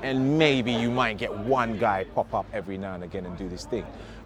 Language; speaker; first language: English; native; English